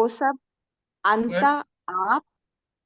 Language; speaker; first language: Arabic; non-native, learner; Urdu